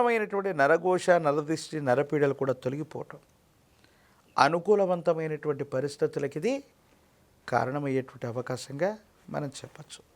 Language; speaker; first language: Telugu; native; Telugu